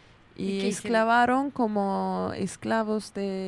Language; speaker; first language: Spanish; non-native, fluent; Kurdish